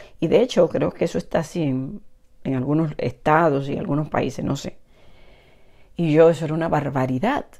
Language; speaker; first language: Spanish; native; Spanish